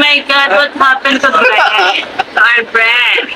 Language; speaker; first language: English; non-native, local second language; Filipino